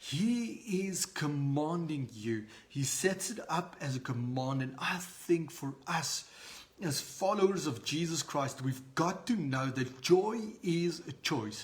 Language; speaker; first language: English; non-native, local second language; Afrikaans